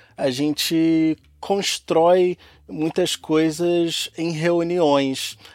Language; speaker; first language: Portuguese; native; Portuguese